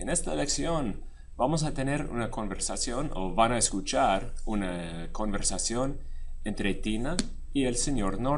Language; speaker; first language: Spanish; non-native, fluent; English